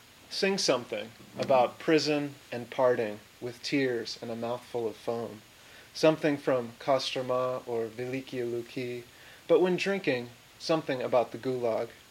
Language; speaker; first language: English; native; English